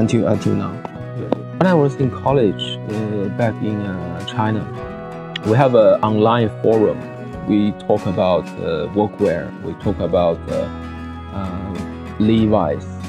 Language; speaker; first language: English; non-native, fluent; Chinese